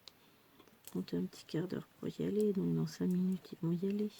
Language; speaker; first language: French; native; French